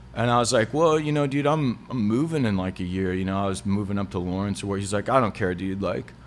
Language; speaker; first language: English; native; English